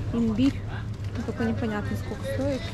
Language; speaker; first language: Russian; native; Russian